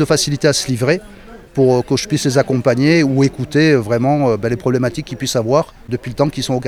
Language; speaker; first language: French; native; French